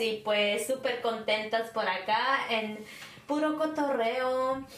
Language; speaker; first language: Spanish; early bilingual, other home language; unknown